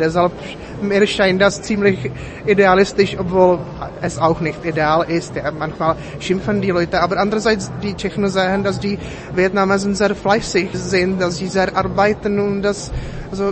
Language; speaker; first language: German; non-native, fluent; Czech